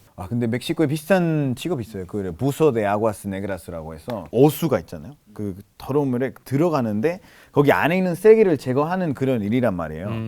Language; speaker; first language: Korean; non-native, fluent; Spanish